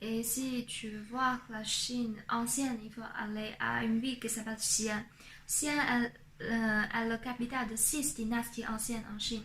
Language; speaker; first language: French; non-native, fluent; Chinese